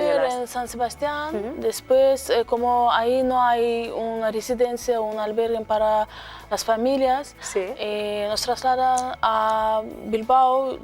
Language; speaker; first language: Spanish; non-native, learner; Azerbaijani